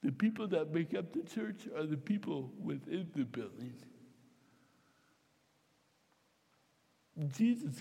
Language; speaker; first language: English; native; English